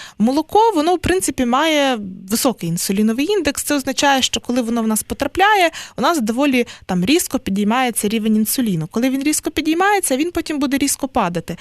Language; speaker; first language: Ukrainian; native; Ukrainian